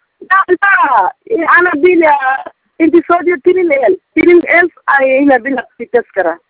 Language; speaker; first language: Arabic; non-native, learner; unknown